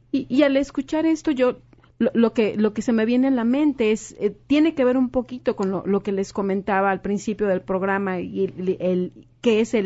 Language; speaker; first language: Spanish; native; Spanish